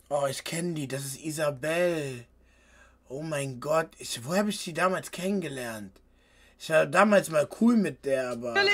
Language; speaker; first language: German; native; German